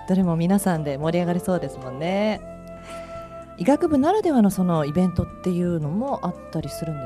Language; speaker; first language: Japanese; native; Japanese